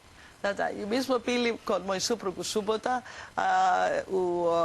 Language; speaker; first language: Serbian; non-native, learner; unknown